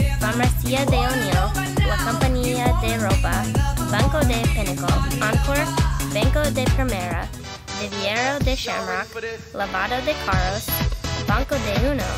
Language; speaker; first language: Spanish; non-native, learner; English